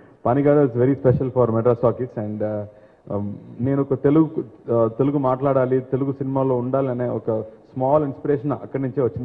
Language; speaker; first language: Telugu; non-native, learner; Tamil